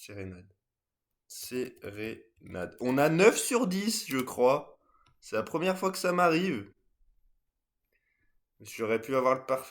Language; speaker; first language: French; native; French